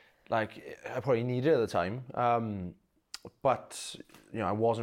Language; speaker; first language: English; native; English